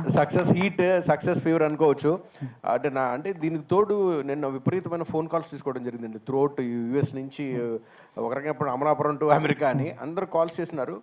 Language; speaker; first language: Telugu; native; Telugu